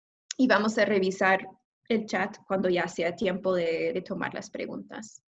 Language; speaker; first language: Spanish; non-native, fluent; English